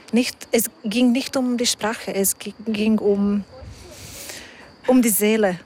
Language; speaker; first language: German; non-native, fluent; Hungarian